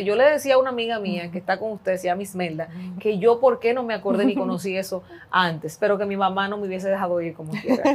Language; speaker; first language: Spanish; native; Spanish